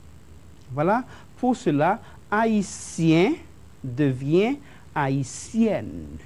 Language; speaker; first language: French; non-native, fluent; Spanish